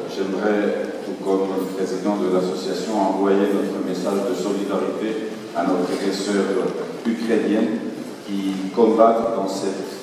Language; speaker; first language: French; non-native, fluent; Georgian